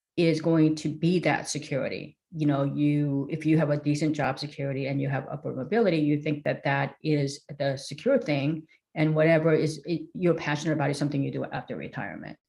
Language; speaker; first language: English; early bilingual, other home language; Korean